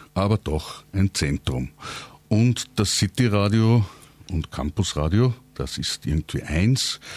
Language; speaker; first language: German; native; German